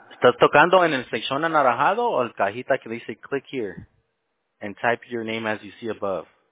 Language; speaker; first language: Spanish; early bilingual, heritage; Spanish